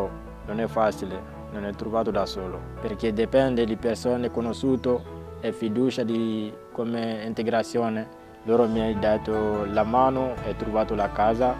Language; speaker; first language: Italian; non-native, learner; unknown